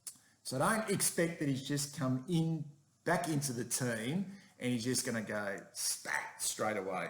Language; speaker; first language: English; native; English